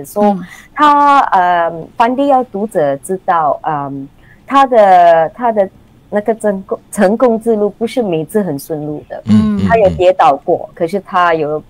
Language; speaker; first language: Chinese; non-native, local second language; English